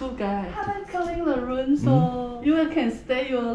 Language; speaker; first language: English; non-native, learner; Chinese